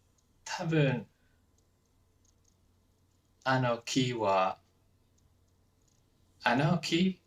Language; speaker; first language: Japanese; non-native, learner; English